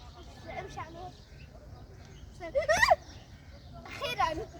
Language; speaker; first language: Arabic; native; Arabic